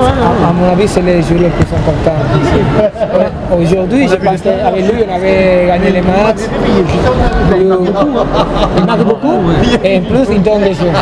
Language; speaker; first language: French; non-native, fluent; Spanish